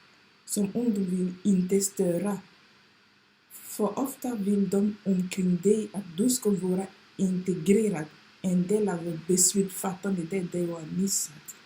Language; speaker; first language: Swedish; non-native, fluent; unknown